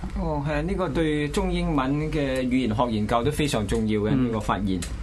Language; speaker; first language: Cantonese; native; Cantonese